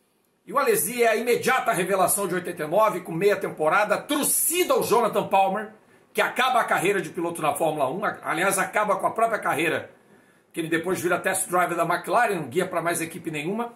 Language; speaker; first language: Portuguese; native; Portuguese